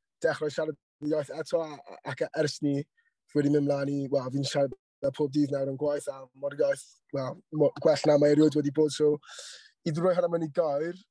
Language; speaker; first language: Welsh; non-native, local second language; English